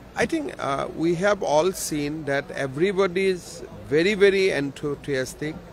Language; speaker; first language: English; non-native, local second language; Assamese